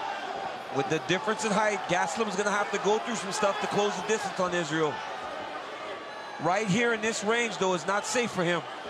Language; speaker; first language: English; native; English